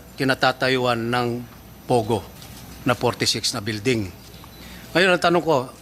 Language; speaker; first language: Filipino; native; Filipino